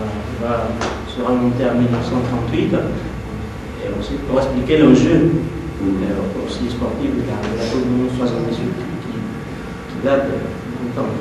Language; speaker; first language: French; non-native, fluent; Spanish